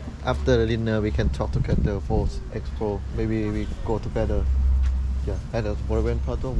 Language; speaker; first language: English; non-native, learner; Lao